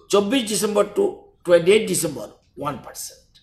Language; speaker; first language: English; non-native, local second language; Bangla